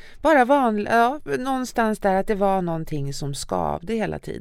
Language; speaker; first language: Swedish; native; Swedish